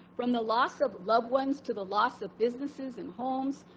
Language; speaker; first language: English; early bilingual, other home language; Spanish